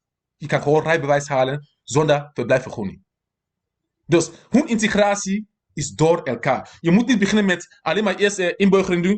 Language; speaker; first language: Dutch; non-native, fluent; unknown